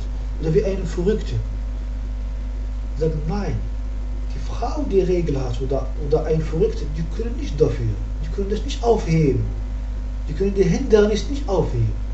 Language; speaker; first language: German; non-native, fluent; Arabic